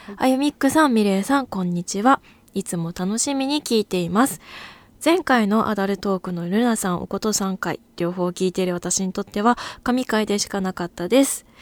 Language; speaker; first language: Japanese; native; Japanese